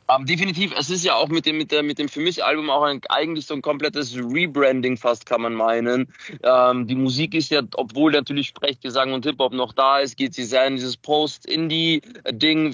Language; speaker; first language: German; early bilingual, other home language; Macedonian